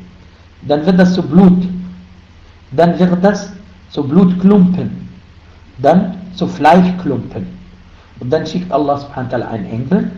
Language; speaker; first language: German; non-native, fluent; Arabic